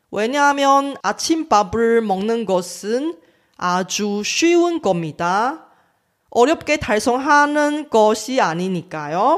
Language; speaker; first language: Korean; non-native, fluent; Chinese